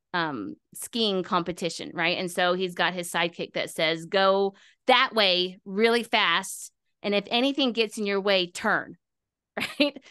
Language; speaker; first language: English; native; English